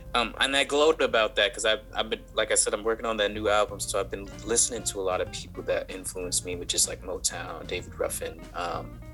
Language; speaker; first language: English; native; English